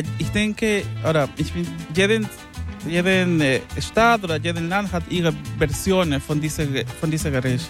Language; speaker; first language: German; non-native, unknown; Spanish